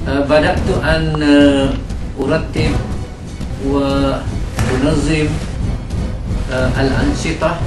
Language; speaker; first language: Arabic; non-native, fluent; Malay